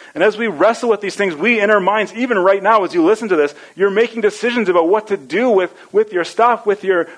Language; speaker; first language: English; native; English